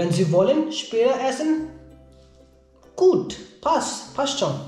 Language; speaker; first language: German; non-native, learner; Hindi